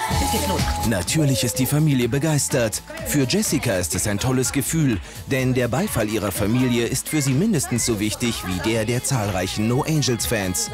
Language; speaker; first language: German; native; German